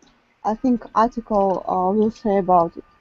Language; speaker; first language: English; non-native, learner; Russian